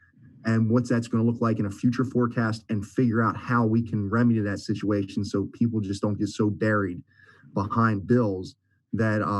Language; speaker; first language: English; native; English